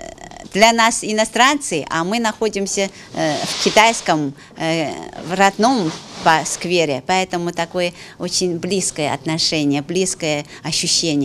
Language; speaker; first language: Russian; non-native, fluent; Chinese